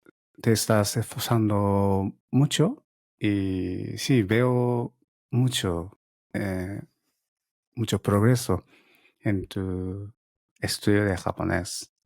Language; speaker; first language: Spanish; non-native, learner; Japanese